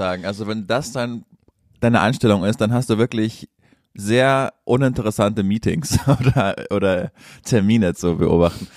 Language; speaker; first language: German; native; German